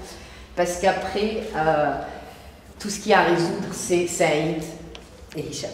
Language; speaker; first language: French; non-native, local second language; Arabic